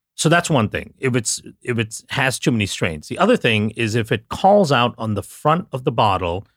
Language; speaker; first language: English; non-native, local second language; Tamil